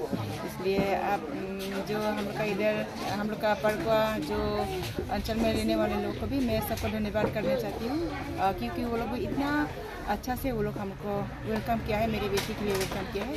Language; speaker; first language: Hindi; non-native, local second language; Garo